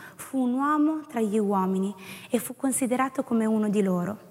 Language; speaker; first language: Italian; native; Italian